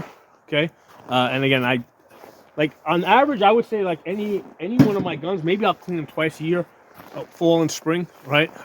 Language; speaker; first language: English; native; English